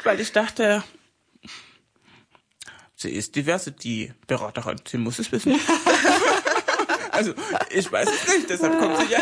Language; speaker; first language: German; non-native, fluent; Spanish